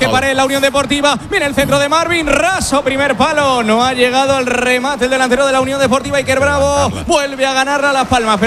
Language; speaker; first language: Spanish; native; Spanish